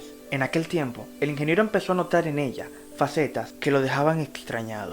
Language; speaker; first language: Spanish; native; Spanish